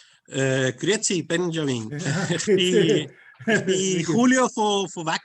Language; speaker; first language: German; non-native, fluent; Spanish